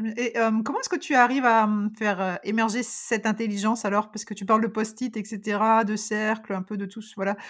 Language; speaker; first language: French; native; French